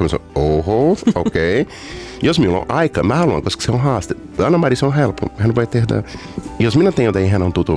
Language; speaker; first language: Finnish; non-native, fluent; Portuguese